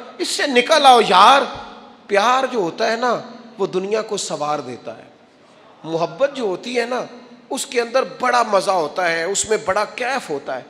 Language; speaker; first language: Urdu; non-native, local second language; Punjabi